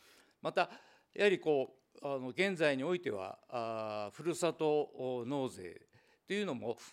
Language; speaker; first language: Japanese; native; Japanese